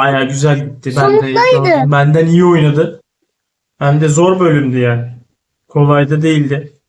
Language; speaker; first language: Turkish; native; Turkish